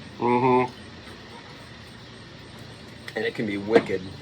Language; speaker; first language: English; native; English